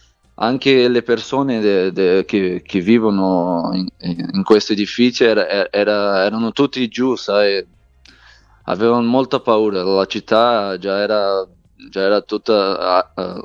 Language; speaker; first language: Italian; non-native, fluent; Portuguese